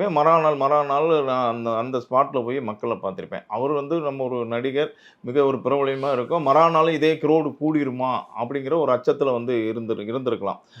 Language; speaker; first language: Tamil; native; Tamil